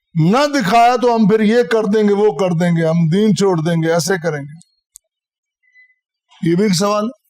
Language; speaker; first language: Urdu; non-native, local second language; Punjabi